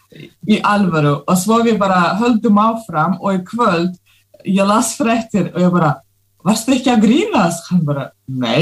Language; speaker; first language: Icelandic; non-native, fluent; Russian